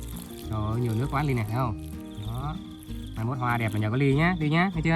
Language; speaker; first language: Vietnamese; native; Vietnamese